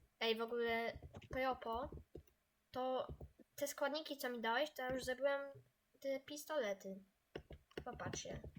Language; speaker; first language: Polish; native; Polish